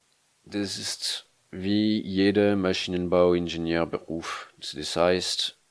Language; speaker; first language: German; non-native, fluent; French